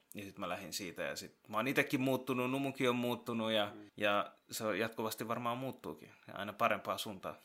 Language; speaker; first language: Finnish; early bilingual, other home language; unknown